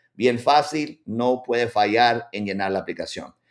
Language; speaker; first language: Spanish; early bilingual, heritage; Spanish